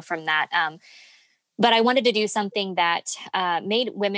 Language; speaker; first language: English; native; English